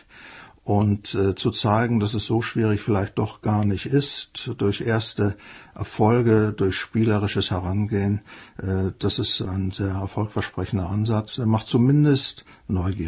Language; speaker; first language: German; native; German